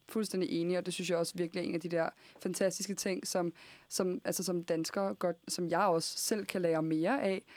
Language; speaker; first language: Danish; native; Danish